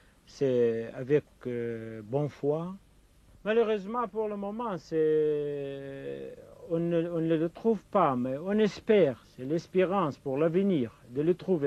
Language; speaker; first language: French; non-native, fluent; Kurdish